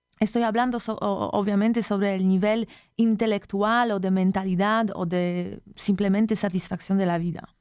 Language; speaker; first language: Spanish; non-native, fluent; Polish